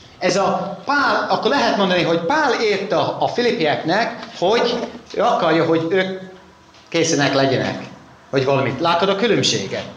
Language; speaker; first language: Hungarian; non-native, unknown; English